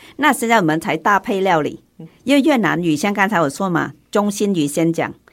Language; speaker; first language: Chinese; non-native, fluent; Vietnamese